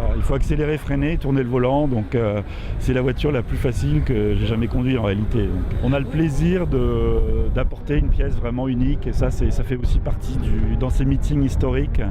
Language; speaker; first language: French; native; French